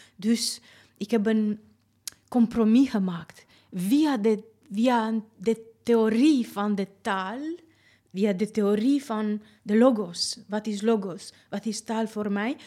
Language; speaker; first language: Dutch; non-native, fluent; Romanian